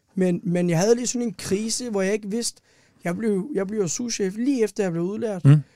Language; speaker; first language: Danish; early bilingual, other home language; Turkish